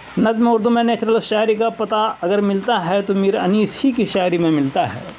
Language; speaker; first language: Urdu; native; Urdu